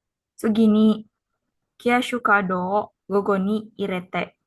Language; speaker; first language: Japanese; non-native, learner; Indonesian